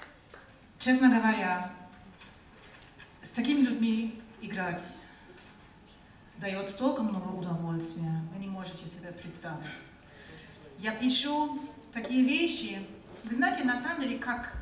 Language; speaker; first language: Russian; non-native, learner; German